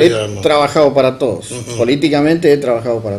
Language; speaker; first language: Spanish; native; Spanish